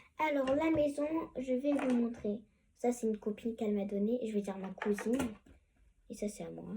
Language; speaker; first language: French; native; French